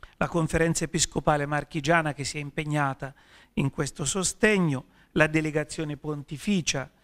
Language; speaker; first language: Italian; native; Italian